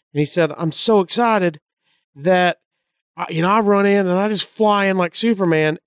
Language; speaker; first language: English; native; English